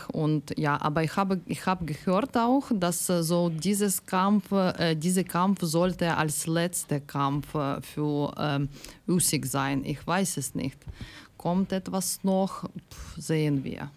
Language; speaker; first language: German; non-native, learner; Ukrainian